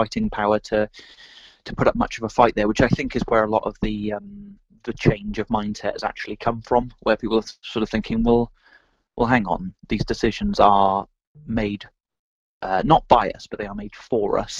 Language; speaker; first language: English; native; English